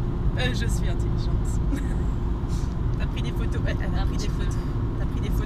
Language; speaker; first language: French; native; French